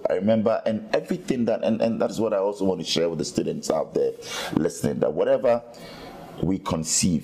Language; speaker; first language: English; non-native, local second language; Akan